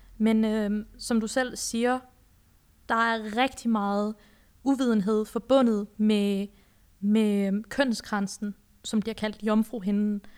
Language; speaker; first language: Danish; early bilingual, other home language; Persian